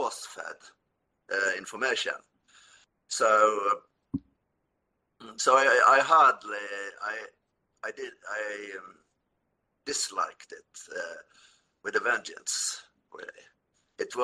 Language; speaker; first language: English; non-native, fluent; Norwegian